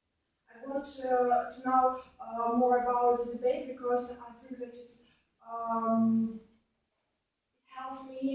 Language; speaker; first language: English; non-native, learner; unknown